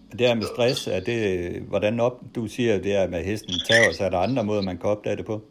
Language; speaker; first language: Danish; native; Danish